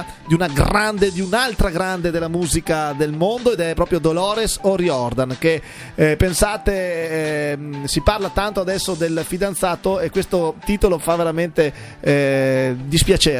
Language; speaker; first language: Italian; native; Italian